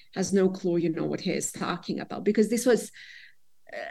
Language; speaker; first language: English; non-native, fluent; Serbian